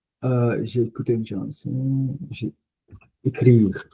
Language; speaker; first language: French; non-native, fluent; Punjabi